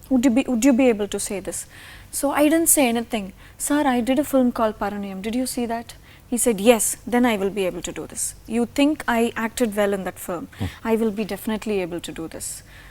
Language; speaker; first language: English; non-native, local second language; Malayalam